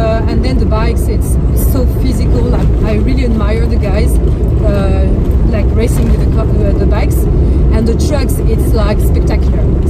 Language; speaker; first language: English; non-native, fluent; French